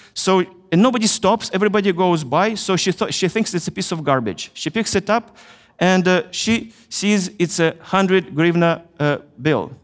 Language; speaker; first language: English; non-native, fluent; Russian